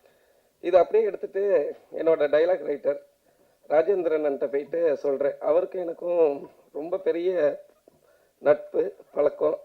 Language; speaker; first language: Tamil; native; Tamil